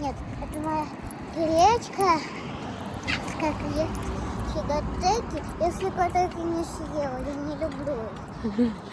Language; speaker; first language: Russian; early bilingual, other home language; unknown